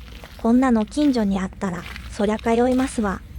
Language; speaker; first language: Japanese; native; Japanese